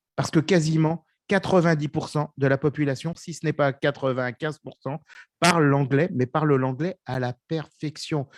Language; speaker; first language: French; native; French